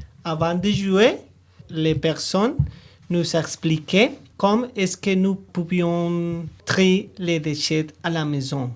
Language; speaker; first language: French; non-native, learner; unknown